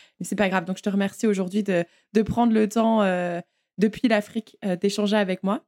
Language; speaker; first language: French; native; French